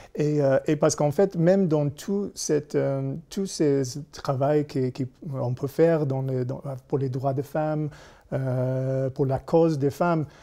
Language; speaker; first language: French; non-native, fluent; English